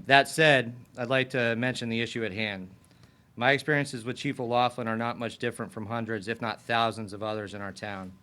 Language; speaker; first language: English; native; English